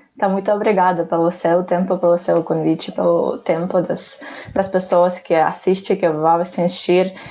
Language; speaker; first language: Portuguese; non-native, fluent; Ukrainian